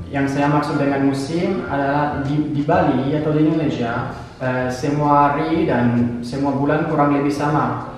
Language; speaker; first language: Indonesian; non-native, fluent; French